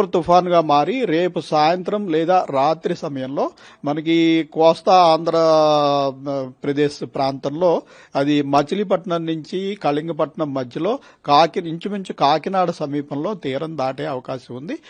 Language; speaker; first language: Telugu; native; Telugu